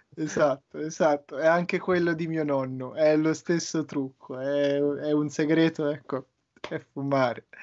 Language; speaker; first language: Italian; native; Italian